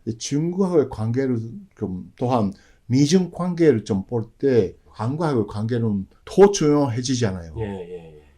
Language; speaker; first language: Korean; non-native, fluent; Japanese